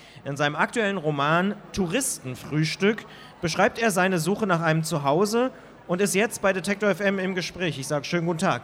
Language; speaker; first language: German; native; German